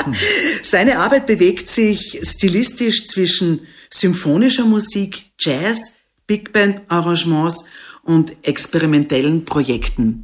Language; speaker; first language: German; native; German